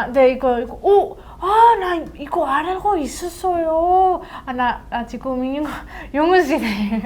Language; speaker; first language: Korean; non-native, learner; Spanish